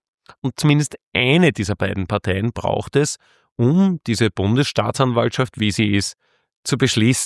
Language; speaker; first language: German; native; German